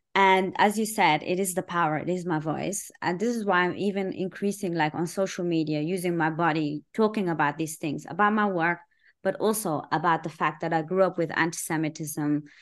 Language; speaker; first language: English; early bilingual, other home language; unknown